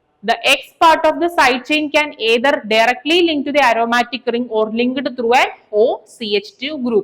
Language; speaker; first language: English; non-native, local second language; Malayalam